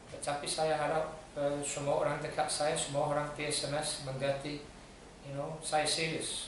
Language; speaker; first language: Indonesian; non-native, fluent; English